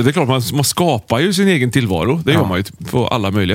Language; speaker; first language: Swedish; native; Swedish